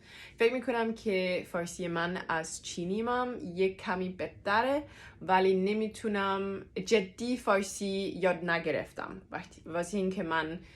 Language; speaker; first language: Persian; early bilingual, heritage; Danish